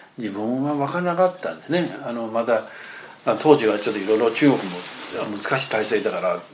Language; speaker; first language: Japanese; non-native, fluent; Chinese